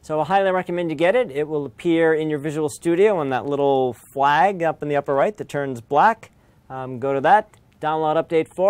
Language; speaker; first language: English; native; English